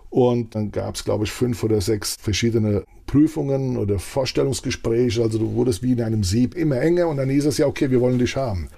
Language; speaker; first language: German; early bilingual, other home language; Italian